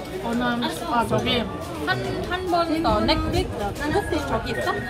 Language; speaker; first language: Korean; non-native, learner; Vietnamese